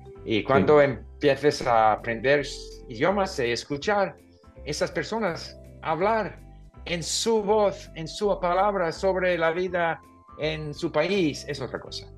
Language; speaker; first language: Spanish; non-native, fluent; English